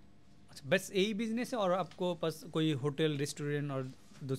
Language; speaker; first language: Hindi; non-native, learner; Bangla